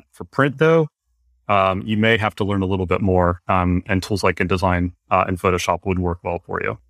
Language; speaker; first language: English; native; English